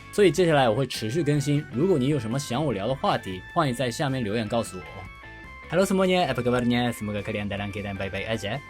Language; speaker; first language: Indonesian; non-native, fluent; Japanese